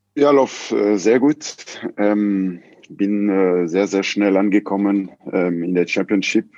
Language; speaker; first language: German; non-native, fluent; French